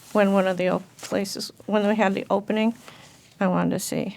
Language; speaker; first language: English; native; English